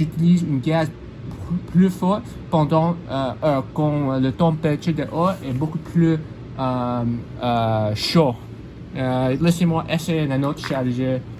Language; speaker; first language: French; non-native, learner; English